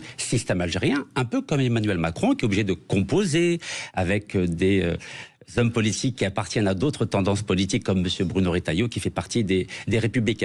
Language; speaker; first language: French; native; French